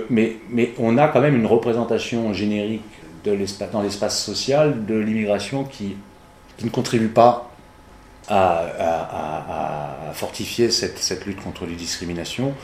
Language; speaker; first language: French; native; French